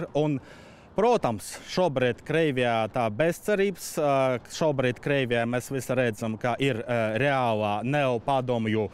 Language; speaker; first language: Latvian; non-native, fluent; Russian